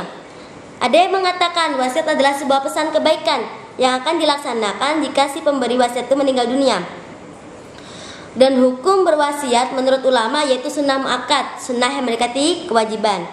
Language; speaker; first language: Indonesian; native; Indonesian